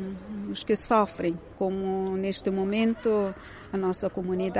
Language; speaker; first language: Portuguese; non-native, local second language; Kabuverdianu